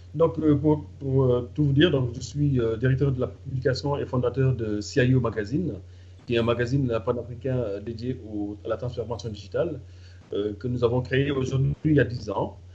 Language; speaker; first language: French; non-native, local second language; Fula